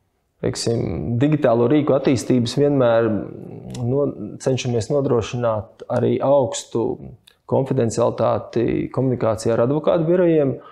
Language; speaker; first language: Latvian; native; Latvian